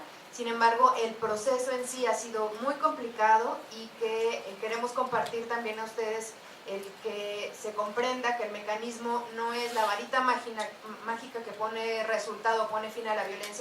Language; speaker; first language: Spanish; native; Spanish